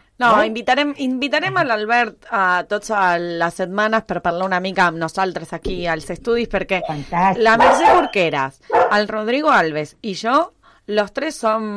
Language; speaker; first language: Catalan; non-native, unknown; Spanish